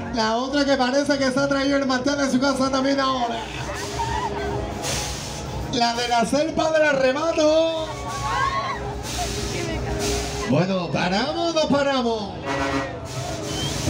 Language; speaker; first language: Spanish; native; Spanish